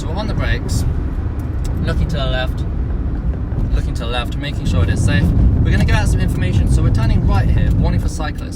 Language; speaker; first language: English; native; English